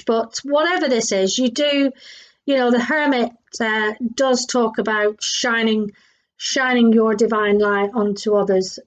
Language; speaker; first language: English; native; English